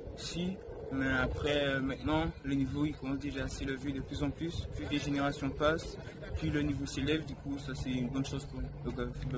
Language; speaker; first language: French; native; French